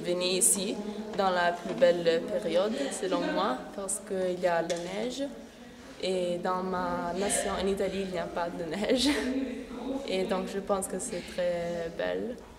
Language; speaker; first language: French; non-native, learner; Italian